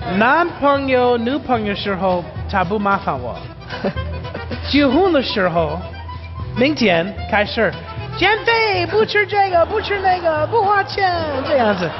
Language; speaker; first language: Chinese; non-native, learner; English